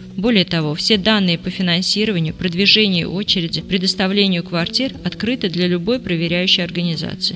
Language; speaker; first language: Russian; native; Russian